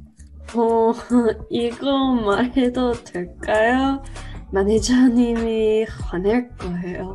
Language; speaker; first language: Korean; non-native, learner; English